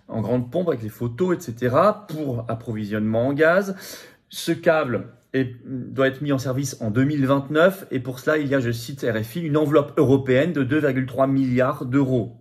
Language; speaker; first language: French; native; French